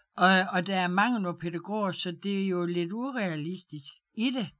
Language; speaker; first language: Danish; native; Danish